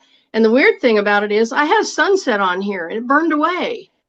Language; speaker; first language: English; native; English